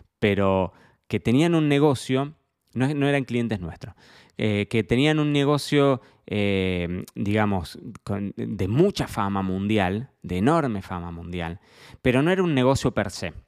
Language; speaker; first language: Spanish; native; Spanish